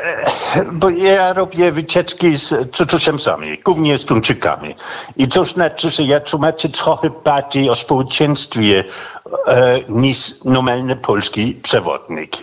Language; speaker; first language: Polish; non-native, fluent; Danish